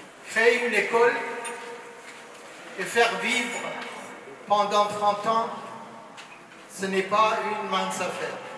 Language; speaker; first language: French; non-native, fluent; Persian